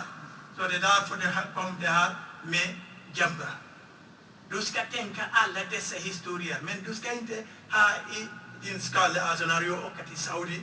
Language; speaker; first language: Swedish; non-native, fluent; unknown